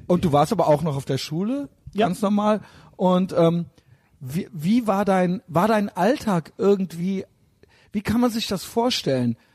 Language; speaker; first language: German; native; German